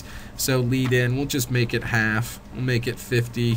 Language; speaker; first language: English; native; English